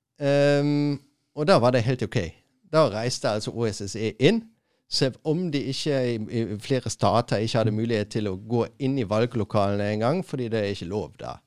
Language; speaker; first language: Norwegian; non-native, fluent; German